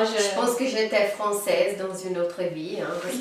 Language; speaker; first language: French; non-native, fluent; Portuguese